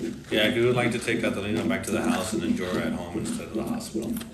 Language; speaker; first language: English; early bilingual, other home language; Spanish